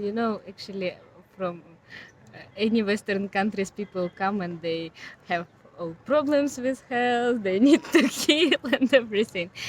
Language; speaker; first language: English; non-native, learner; Ukrainian